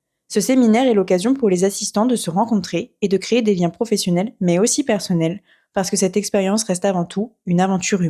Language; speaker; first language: French; native; French